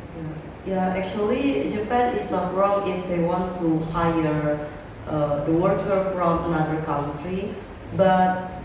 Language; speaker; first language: English; non-native, learner; Indonesian